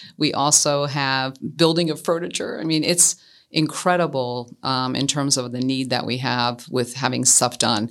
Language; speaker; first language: English; native; English